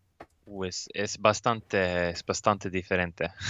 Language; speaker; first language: Spanish; non-native, learner; Swedish